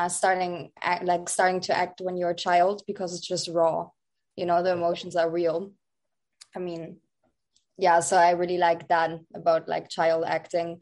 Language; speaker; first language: English; non-native, fluent; Dutch